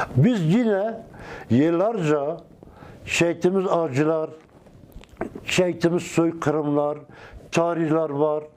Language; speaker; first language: Turkish; non-native, local second language; Kurdish